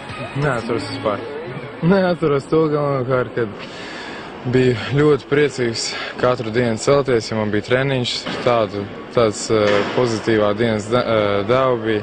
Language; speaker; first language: Latvian; native; Latvian